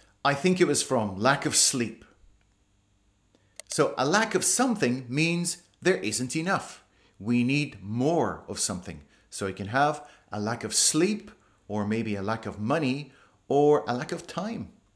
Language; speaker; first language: English; native; English